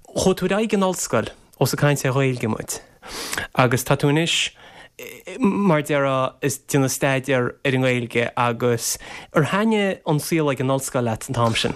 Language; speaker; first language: Irish; native; Irish